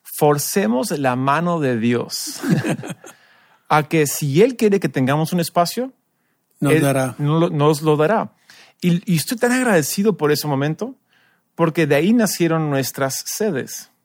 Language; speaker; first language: Spanish; early bilingual, other home language; English